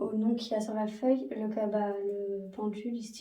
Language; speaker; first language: French; native; French